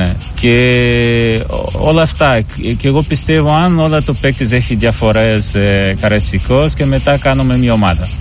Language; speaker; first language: Greek; non-native, learner; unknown